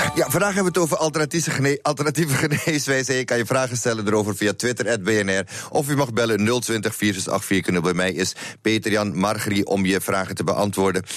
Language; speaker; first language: Dutch; native; Dutch